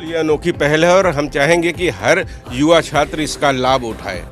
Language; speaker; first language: Hindi; native; Hindi